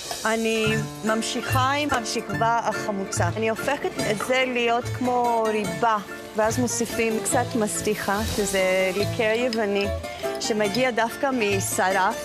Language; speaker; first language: Hebrew; non-native, fluent; Greek